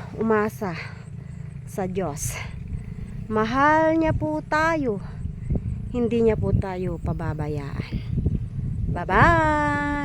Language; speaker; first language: Filipino; native; Filipino